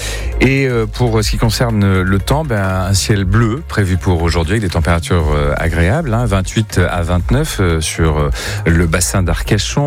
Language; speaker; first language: French; native; French